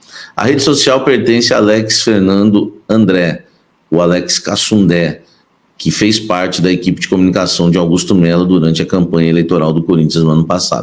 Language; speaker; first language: Portuguese; native; Portuguese